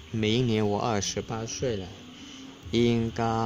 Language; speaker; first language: Chinese; non-native, fluent; Khmer